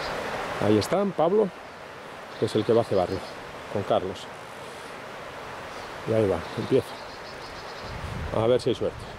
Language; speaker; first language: Spanish; native; Spanish